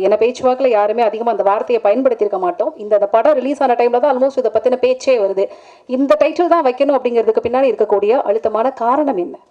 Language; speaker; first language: Tamil; native; Tamil